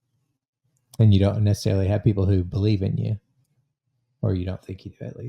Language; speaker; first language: English; native; English